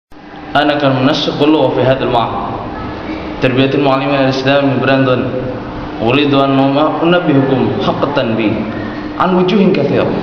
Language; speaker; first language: Arabic; non-native, learner; Indonesian